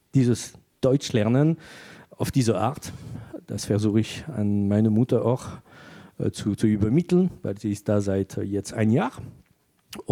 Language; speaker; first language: German; non-native, fluent; French